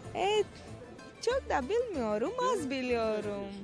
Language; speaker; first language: Turkish; early bilingual, heritage; Turkish